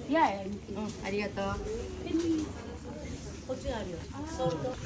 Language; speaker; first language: Japanese; non-native, learner; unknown